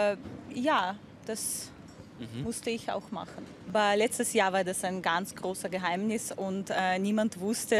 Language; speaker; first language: German; non-native, fluent; Russian